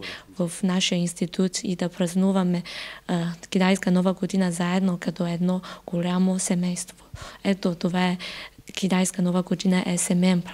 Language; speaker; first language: Bulgarian; non-native, fluent; Chinese